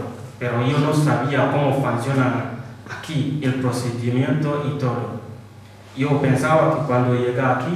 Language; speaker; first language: Spanish; non-native, fluent; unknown